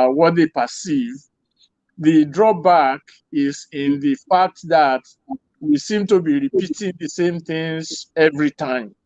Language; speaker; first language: English; non-native, local second language; Yoruba